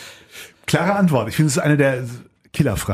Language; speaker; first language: German; native; German